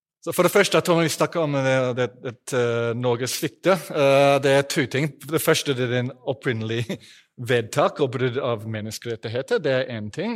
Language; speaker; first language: Norwegian; non-native, fluent; English